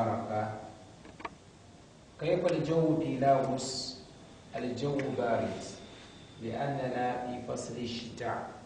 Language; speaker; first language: Arabic; non-native, fluent; Hausa